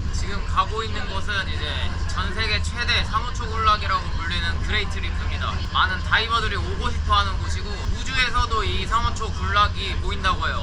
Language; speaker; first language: Korean; native; Korean